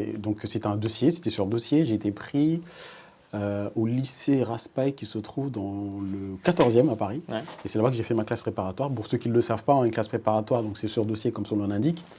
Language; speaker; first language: French; early bilingual, other home language; Wolof